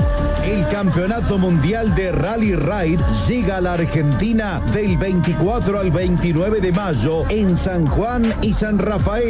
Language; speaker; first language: Spanish; native; Spanish